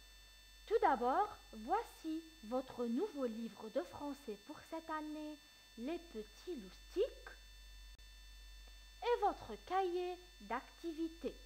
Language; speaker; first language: French; non-native, fluent; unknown